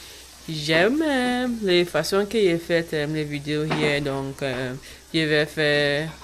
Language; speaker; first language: French; non-native, learner; English